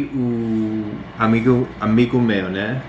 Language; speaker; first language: Portuguese; non-native, learner; English